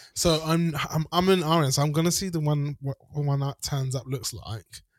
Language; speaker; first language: English; native; English